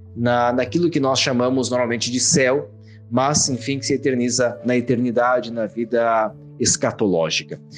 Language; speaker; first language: Portuguese; native; Portuguese